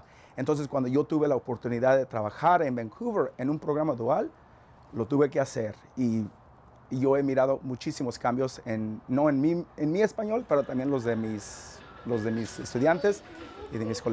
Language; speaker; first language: Spanish; early bilingual, heritage; Spanish